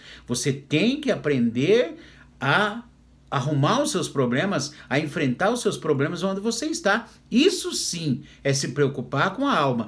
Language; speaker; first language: Portuguese; native; Portuguese